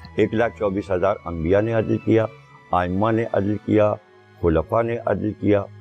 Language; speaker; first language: Urdu; native; Urdu